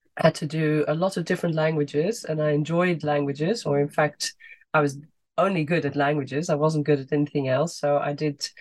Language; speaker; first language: English; non-native, fluent; Dutch